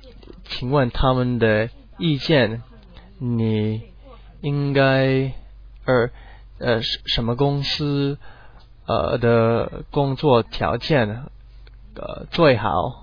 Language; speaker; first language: Chinese; non-native, learner; English